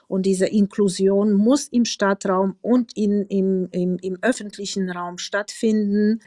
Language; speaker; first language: German; non-native, fluent; Polish